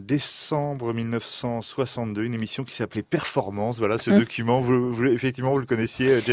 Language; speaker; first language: French; native; French